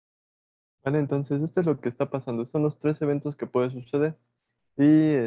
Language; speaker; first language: Spanish; native; Spanish